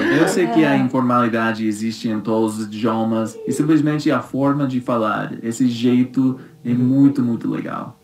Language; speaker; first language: Portuguese; non-native, fluent; English